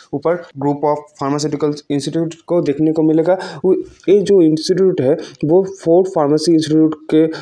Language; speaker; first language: Hindi; non-native, local second language; Bangla